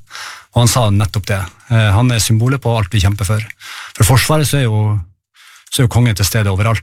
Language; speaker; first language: Norwegian; native; Norwegian